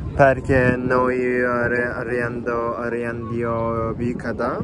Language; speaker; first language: Italian; non-native, learner; Turkish